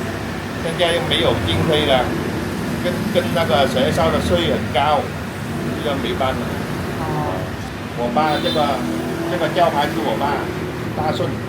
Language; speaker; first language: Chinese; early bilingual, heritage; Min Nan Chinese